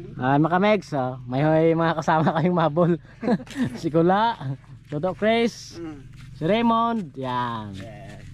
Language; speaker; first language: Filipino; non-native, local second language; Kinaray-a